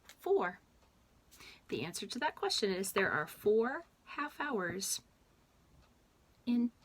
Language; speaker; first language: English; native; English